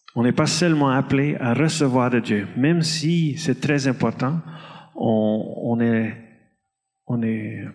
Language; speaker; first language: French; non-native, fluent; Dutch